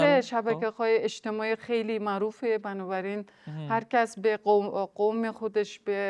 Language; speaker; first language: Persian; non-native, fluent; Kazakh